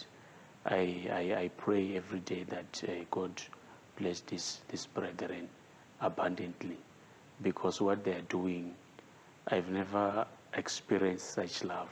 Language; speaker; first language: English; non-native, local second language; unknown